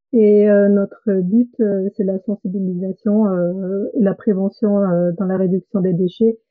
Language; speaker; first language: French; non-native, fluent; German